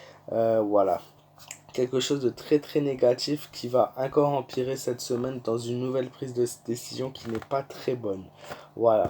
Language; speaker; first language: French; native; French